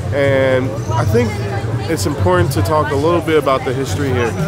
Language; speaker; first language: English; native; English